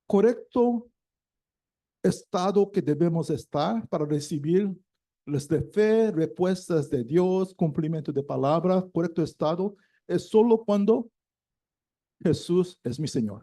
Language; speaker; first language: Spanish; non-native, learner; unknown